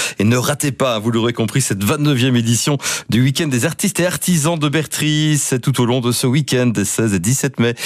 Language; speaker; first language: French; native; French